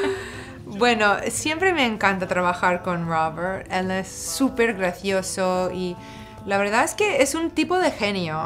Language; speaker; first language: Spanish; non-native, fluent; English